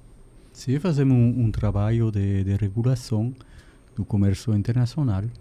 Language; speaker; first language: Portuguese; non-native, learner; French